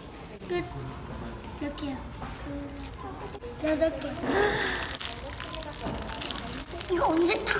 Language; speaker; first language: Korean; early bilingual, heritage; Korean